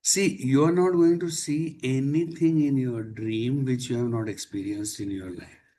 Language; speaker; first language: English; non-native, local second language; Marathi